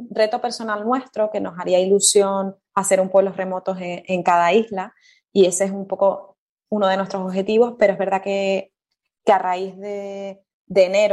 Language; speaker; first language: Spanish; native; Spanish